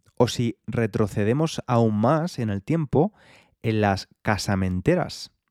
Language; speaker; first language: Spanish; native; Spanish